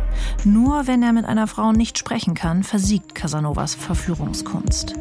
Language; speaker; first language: German; native; German